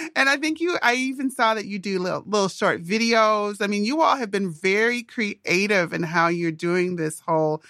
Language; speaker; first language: English; native; English